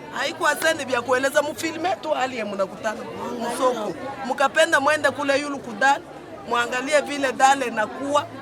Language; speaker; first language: Swahili; native; Swahili